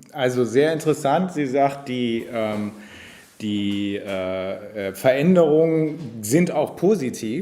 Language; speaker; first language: German; native; German